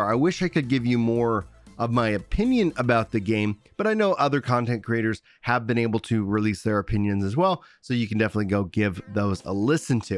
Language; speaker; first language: English; native; English